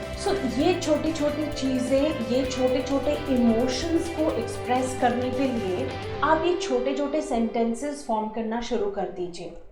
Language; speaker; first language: Hindi; native; Hindi